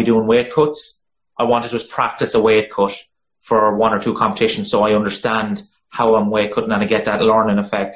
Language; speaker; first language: English; native; English